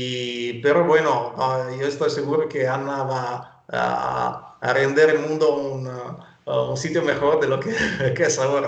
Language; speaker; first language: Spanish; non-native, fluent; Italian